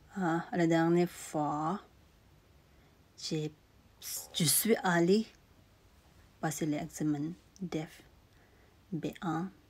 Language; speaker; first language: French; non-native, learner; Tibetan